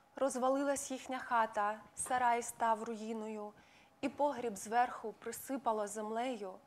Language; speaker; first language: Ukrainian; non-native, local second language; Russian